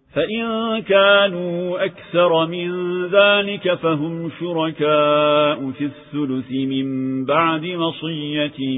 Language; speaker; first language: Arabic; non-native, fluent; Turkish